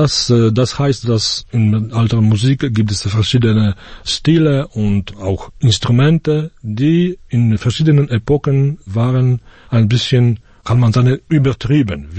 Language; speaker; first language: German; non-native, fluent; Polish